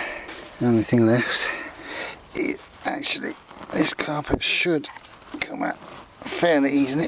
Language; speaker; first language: English; native; English